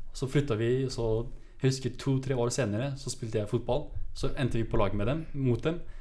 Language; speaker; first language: Norwegian; early bilingual, other home language; Kurdish